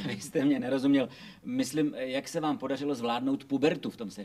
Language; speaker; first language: Czech; native; Czech